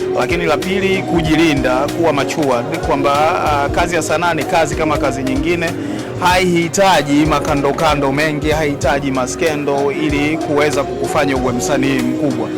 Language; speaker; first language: Swahili; native; Swahili